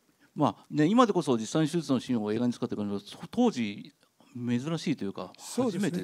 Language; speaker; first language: Japanese; native; Japanese